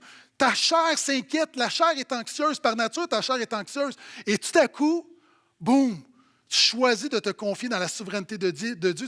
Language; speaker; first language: French; native; French